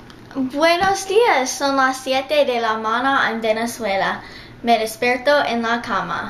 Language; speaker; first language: Spanish; non-native, learner; English